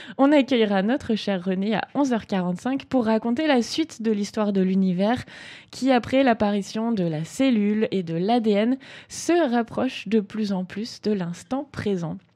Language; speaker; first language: French; native; French